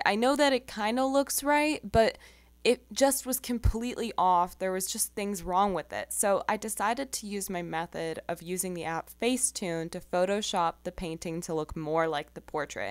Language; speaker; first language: English; native; English